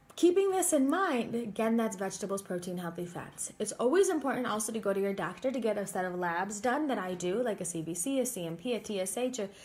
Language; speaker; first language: English; native; English